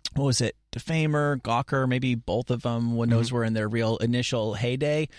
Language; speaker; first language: English; native; English